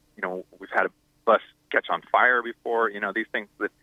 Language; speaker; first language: English; native; English